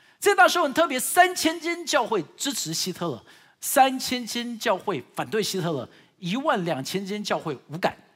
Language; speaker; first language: Chinese; early bilingual, heritage; Chinese